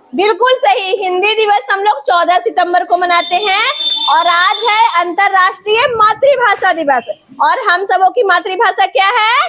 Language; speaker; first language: Hindi; native; Hindi